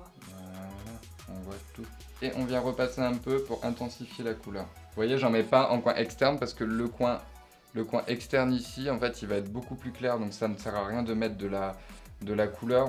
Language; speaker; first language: French; native; French